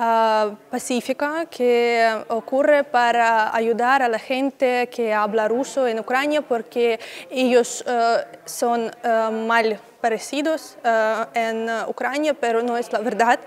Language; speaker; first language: Spanish; non-native, learner; Russian